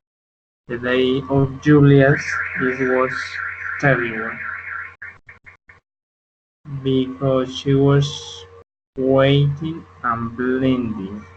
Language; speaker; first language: English; non-native, learner; Spanish